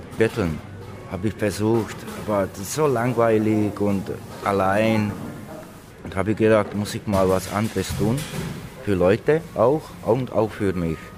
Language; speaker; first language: German; non-native, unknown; Slovak